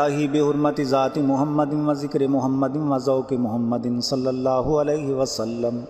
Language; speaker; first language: Arabic; non-native, learner; Urdu